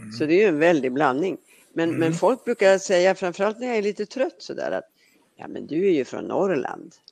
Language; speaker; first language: Swedish; native; Swedish